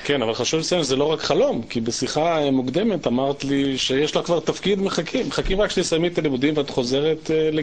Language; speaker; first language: Hebrew; native; Hebrew